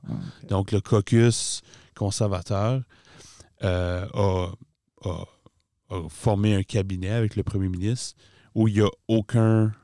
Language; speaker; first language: French; native; French